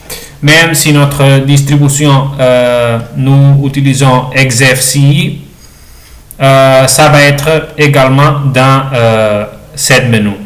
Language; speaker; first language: French; non-native, learner; Spanish